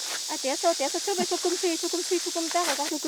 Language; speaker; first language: Korean; non-native, learner; Vietnamese